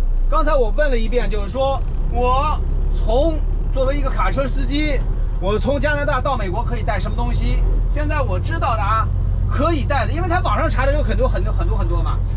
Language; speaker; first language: Chinese; native; Chinese